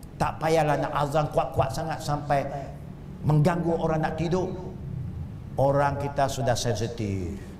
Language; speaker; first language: Malay; non-native, local second language; Chinese